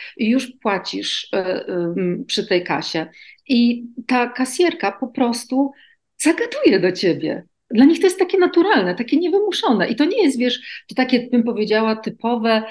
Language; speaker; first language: Polish; native; Polish